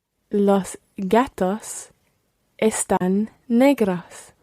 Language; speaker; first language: Spanish; non-native, learner; English